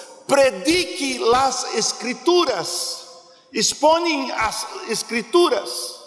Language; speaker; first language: Spanish; non-native, learner; Portuguese